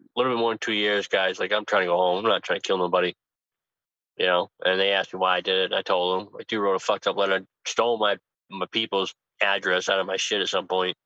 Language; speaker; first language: English; native; English